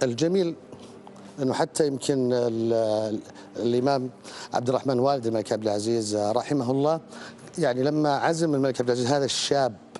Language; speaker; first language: Arabic; native; Arabic